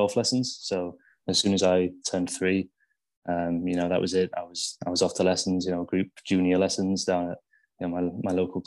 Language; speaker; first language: English; native; English